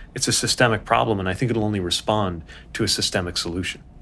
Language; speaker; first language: English; native; English